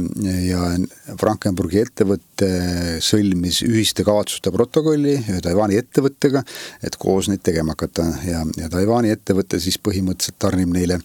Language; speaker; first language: Estonian; native; Estonian